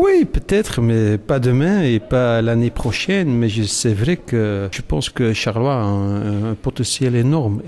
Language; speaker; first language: French; non-native, local second language; Dutch